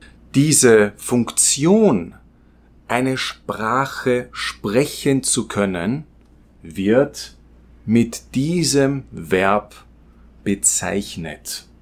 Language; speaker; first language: German; non-native, fluent; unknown